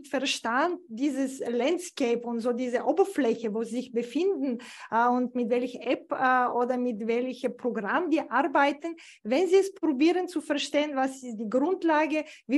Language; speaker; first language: German; non-native, fluent; Bulgarian